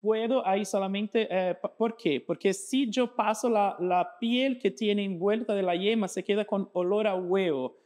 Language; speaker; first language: Spanish; non-native, fluent; Portuguese